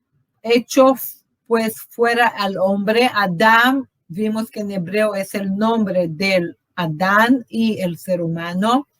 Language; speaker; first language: Spanish; non-native, fluent; Portuguese